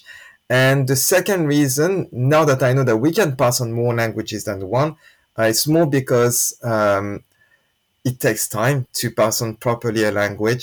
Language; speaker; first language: English; non-native, fluent; French